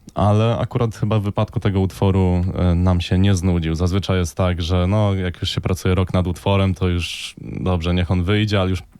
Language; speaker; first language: Polish; native; Polish